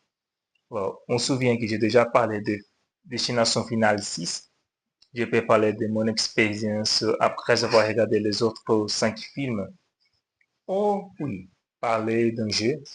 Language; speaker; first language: French; non-native, learner; Portuguese